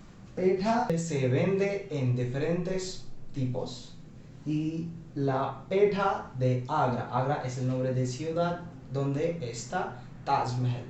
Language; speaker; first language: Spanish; non-native, fluent; Hindi